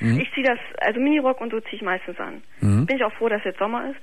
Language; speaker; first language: German; native; German